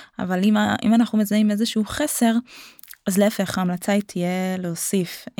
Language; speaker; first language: Hebrew; native; Hebrew